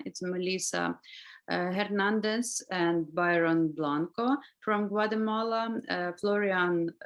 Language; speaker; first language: English; non-native, learner; Ukrainian